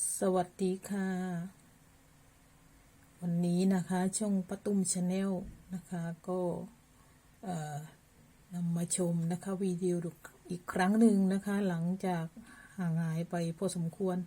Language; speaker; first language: Thai; native; Thai